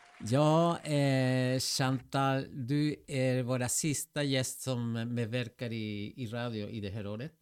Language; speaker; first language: Swedish; non-native, fluent; Spanish